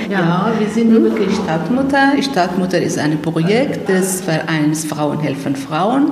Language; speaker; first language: German; non-native, learner; Persian